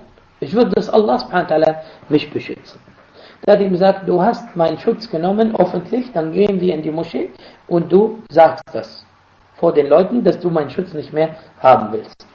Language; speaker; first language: German; non-native, fluent; Arabic